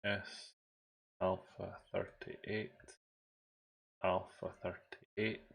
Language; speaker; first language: English; native; English